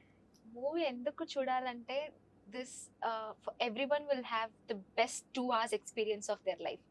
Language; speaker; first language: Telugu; non-native, learner; Kannada